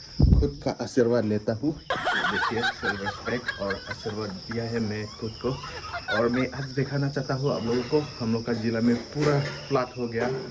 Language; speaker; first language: Hindi; non-native, local second language; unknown